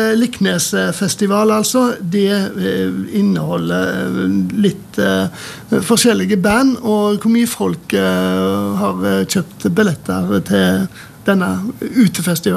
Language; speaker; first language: Norwegian; native; Norwegian